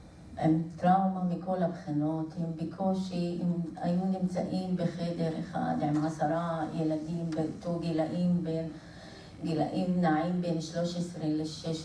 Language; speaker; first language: Hebrew; non-native, local second language; Arabic